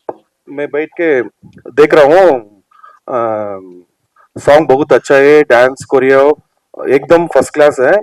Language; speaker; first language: Hindi; non-native, local second language; Telugu